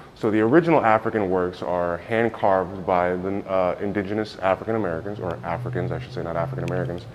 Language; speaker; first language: English; native; English